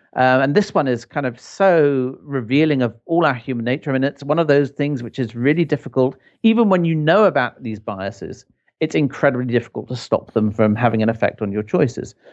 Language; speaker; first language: English; native; English